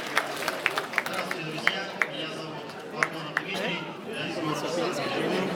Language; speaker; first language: Russian; native; Russian